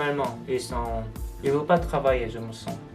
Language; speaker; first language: French; non-native, learner; Korean